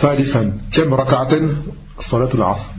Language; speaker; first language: Arabic; non-native, fluent; French